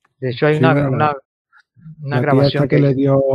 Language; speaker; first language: Spanish; native; Spanish